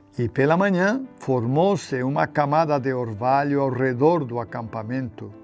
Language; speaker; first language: Portuguese; non-native, fluent; Spanish